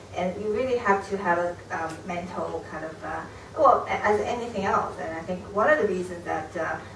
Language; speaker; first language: English; non-native, fluent; Chinese